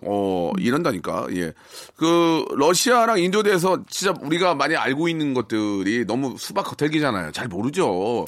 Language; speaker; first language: Korean; native; Korean